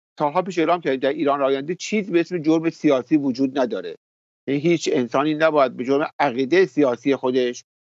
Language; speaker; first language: Persian; native; Persian